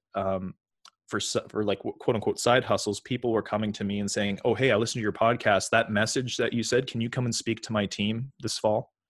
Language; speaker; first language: English; native; English